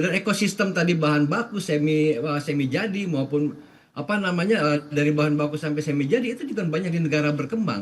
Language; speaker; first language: Indonesian; native; Indonesian